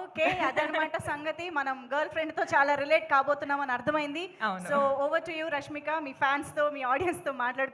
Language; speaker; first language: Telugu; native; Telugu